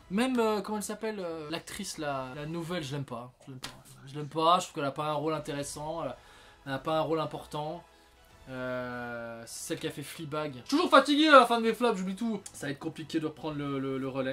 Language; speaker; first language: French; native; French